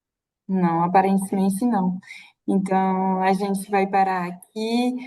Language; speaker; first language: Portuguese; non-native, fluent; French